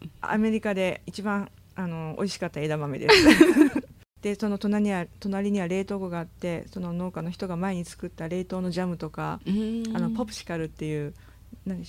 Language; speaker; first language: Japanese; native; Japanese